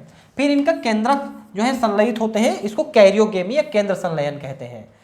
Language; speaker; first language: Hindi; native; Hindi